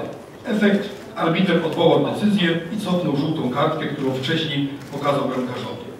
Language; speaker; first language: Polish; native; Polish